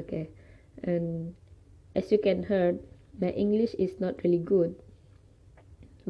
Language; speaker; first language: English; non-native, local second language; Malay